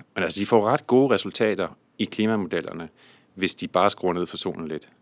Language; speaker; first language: Danish; early bilingual, other home language; English